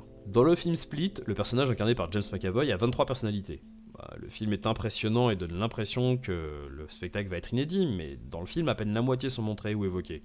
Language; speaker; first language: French; native; French